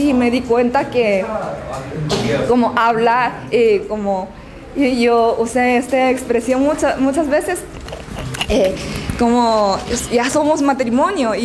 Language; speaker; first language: Spanish; non-native, learner; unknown